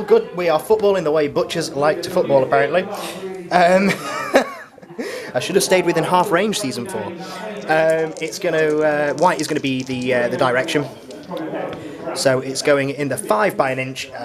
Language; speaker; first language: English; native; English